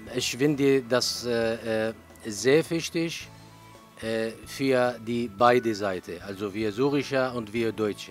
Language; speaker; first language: German; non-native, learner; Arabic